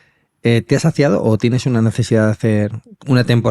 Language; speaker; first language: Spanish; native; Spanish